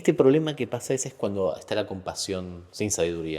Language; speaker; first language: Spanish; native; Spanish